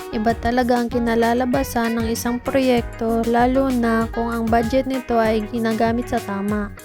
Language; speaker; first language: Filipino; non-native, local second language; Bikol